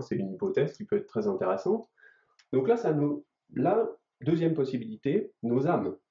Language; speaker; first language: French; native; French